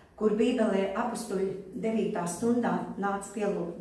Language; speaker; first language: Latvian; non-native, local second language; Russian